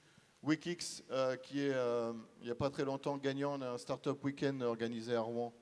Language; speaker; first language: French; native; French